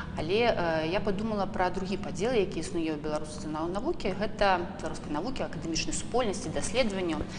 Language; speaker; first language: Belarusian; native; Belarusian